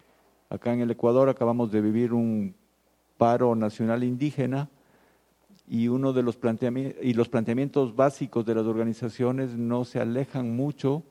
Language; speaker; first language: Spanish; native; Spanish